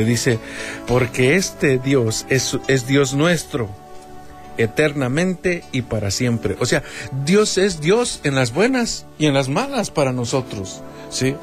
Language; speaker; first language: Spanish; native; Spanish